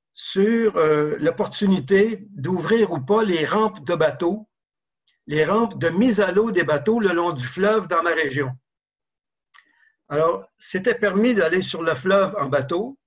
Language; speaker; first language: French; native; French